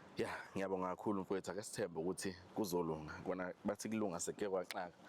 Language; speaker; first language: Zulu; native; Zulu